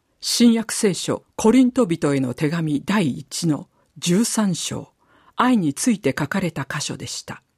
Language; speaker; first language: Japanese; native; Japanese